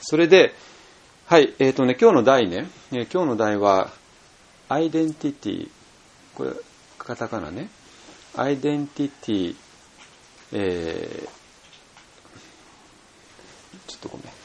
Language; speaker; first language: Japanese; native; Japanese